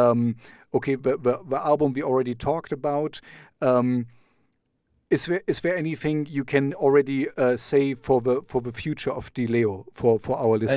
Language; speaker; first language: English; non-native, fluent; German